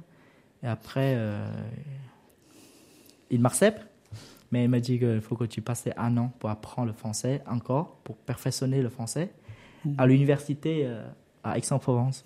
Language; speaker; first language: French; non-native, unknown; Vietnamese